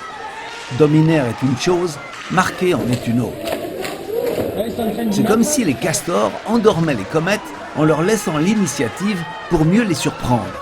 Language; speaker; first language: French; native; French